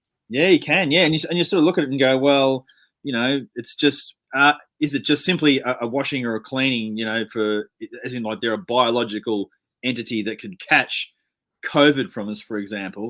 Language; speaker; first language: English; native; English